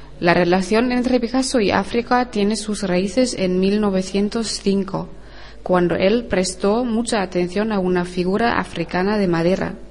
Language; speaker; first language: Spanish; non-native, learner; German